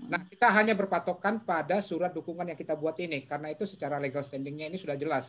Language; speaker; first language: Indonesian; native; Indonesian